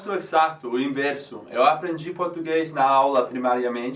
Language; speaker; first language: Portuguese; non-native, fluent; English